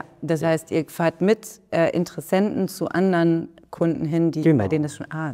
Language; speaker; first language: German; native; German